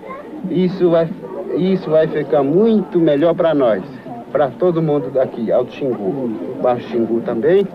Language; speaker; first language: Portuguese; non-native, local second language; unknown